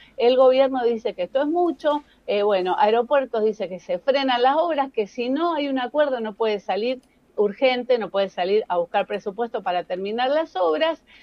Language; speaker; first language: Spanish; native; Spanish